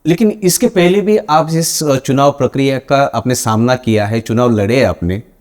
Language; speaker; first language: Hindi; non-native, local second language; Marathi